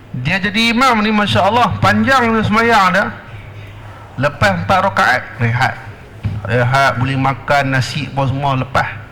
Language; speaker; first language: Malay; native; Malay